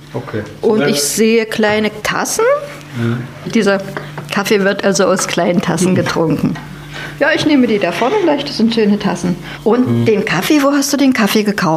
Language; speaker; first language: German; native; German